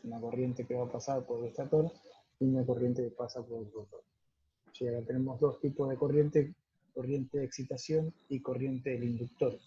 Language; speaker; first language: Spanish; native; Spanish